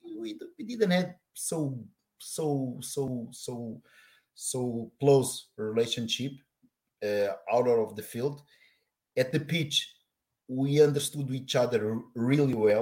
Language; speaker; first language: English; non-native, learner; Portuguese